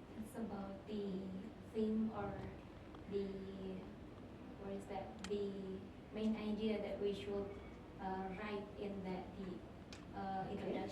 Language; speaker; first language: English; non-native, learner; Indonesian